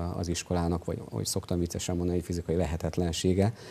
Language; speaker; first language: Hungarian; native; Hungarian